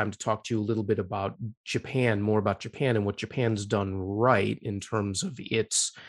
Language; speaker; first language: English; native; English